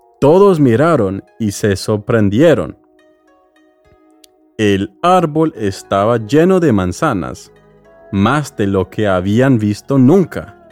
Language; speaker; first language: Spanish; non-native, fluent; English